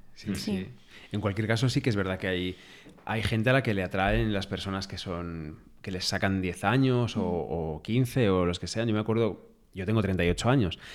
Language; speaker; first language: Spanish; non-native, local second language; Galician